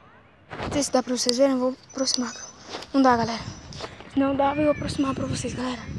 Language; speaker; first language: Portuguese; native; Portuguese